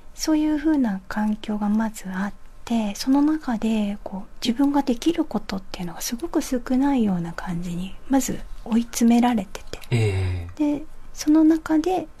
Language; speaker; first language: Japanese; native; Japanese